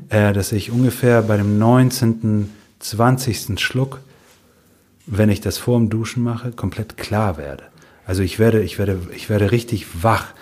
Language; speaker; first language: German; early bilingual, other home language; Russian